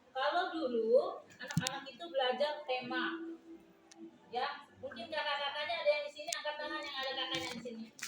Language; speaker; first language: Indonesian; non-native, local second language; Sundanese